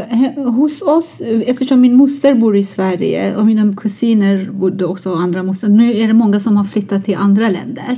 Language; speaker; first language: Swedish; non-native, fluent; Persian